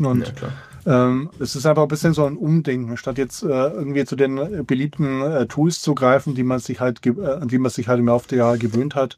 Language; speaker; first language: German; native; German